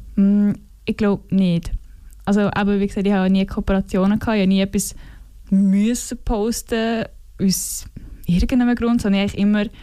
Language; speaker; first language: German; native; German